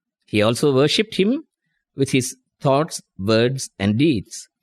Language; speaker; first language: English; non-native, local second language; Tamil